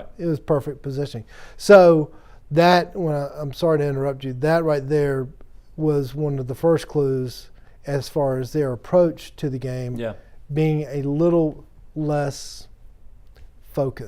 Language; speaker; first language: English; native; English